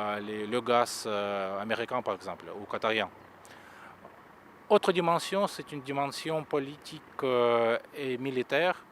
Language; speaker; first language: French; non-native, fluent; Russian